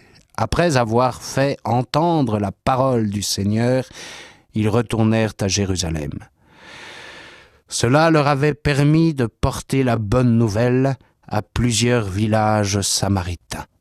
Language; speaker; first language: French; native; French